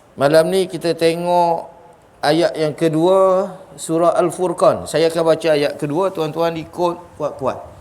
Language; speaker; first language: Malay; native; Malay